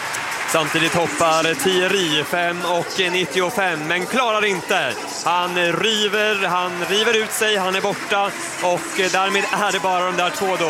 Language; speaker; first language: Swedish; native; Swedish